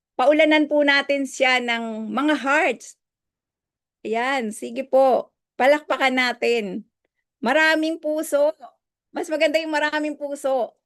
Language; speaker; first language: Filipino; native; Filipino